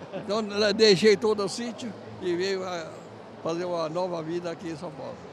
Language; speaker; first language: Portuguese; native; Portuguese